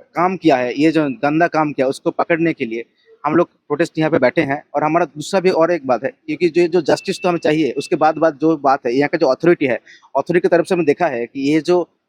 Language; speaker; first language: Hindi; non-native, local second language; Bangla